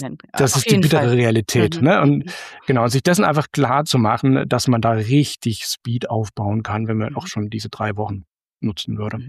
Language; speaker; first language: German; native; German